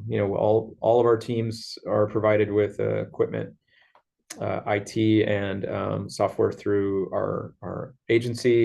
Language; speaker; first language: English; native; English